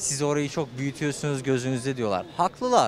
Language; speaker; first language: Turkish; native; Turkish